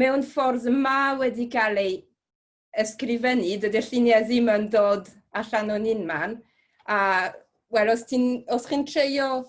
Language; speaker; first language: Welsh; non-native, fluent; French